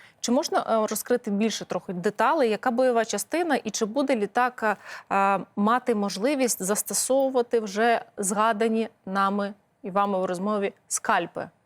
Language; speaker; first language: Ukrainian; native; Ukrainian